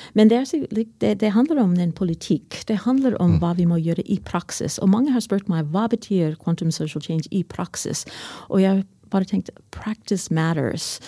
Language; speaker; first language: Norwegian; non-native, fluent; English